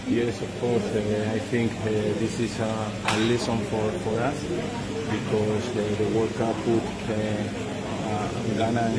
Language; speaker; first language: English; non-native, learner; Spanish